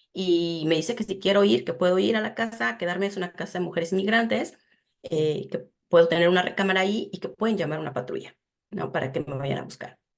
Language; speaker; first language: Spanish; native; Spanish